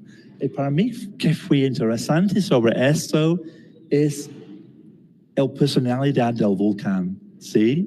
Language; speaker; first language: Spanish; non-native, learner; English